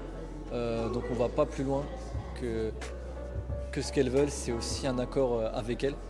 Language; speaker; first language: French; native; French